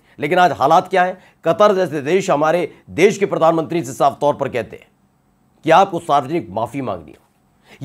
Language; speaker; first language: Hindi; native; Hindi